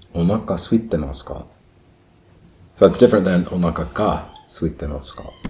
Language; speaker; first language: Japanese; non-native, learner; English